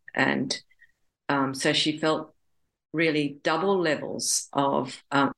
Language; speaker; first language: English; native; English